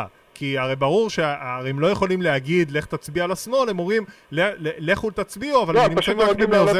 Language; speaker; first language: Hebrew; native; Hebrew